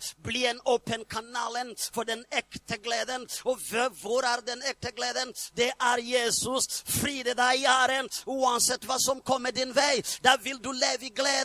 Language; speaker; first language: Swedish; non-native, fluent; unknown